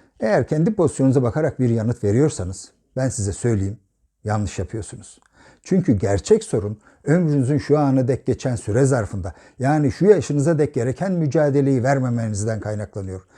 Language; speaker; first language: Turkish; native; Turkish